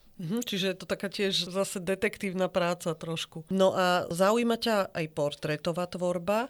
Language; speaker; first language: Slovak; native; Slovak